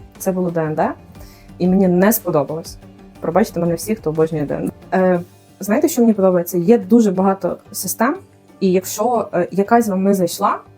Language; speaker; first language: Ukrainian; native; Ukrainian